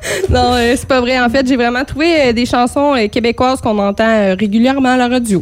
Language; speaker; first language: French; native; French